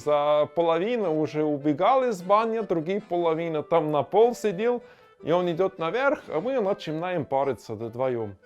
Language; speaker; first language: Russian; non-native, learner; German